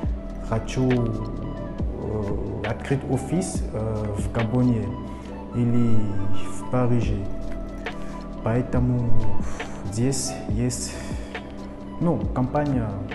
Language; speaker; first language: Russian; non-native, fluent; French